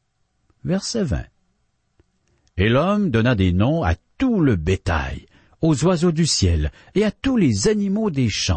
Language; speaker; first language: French; native; French